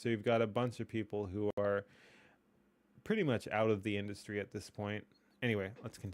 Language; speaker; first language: English; native; English